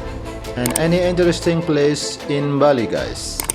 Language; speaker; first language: English; non-native, local second language; Indonesian